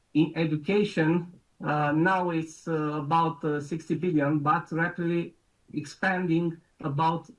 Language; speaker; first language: English; non-native, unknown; Romanian